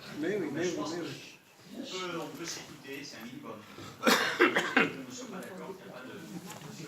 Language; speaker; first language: French; native; French